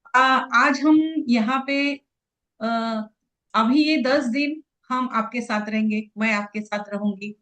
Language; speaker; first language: Hindi; non-native, local second language; Marathi